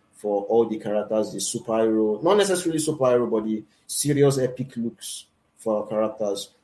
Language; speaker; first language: English; non-native, local second language; Yoruba